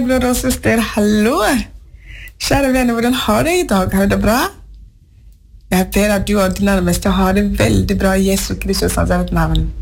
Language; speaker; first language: Norwegian; non-native, fluent; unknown